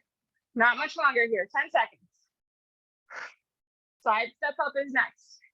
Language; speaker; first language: English; native; English